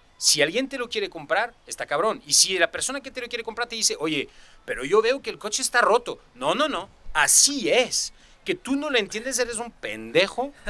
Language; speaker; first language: Spanish; non-native, fluent; French